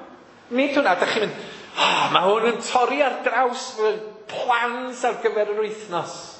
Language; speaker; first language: Welsh; native; Welsh